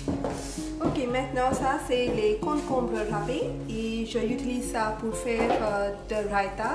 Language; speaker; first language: French; non-native, fluent; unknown